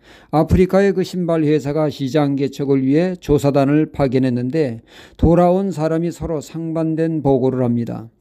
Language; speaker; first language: Korean; native; Korean